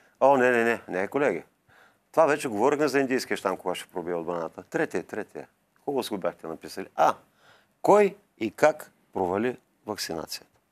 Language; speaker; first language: Bulgarian; native; Bulgarian